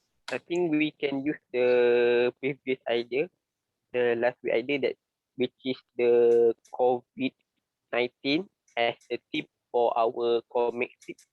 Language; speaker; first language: English; non-native, learner; Malay